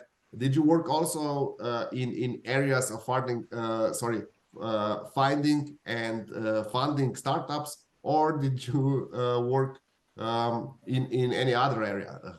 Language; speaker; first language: English; non-native, fluent; Slovenian